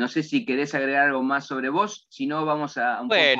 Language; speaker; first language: Spanish; native; Spanish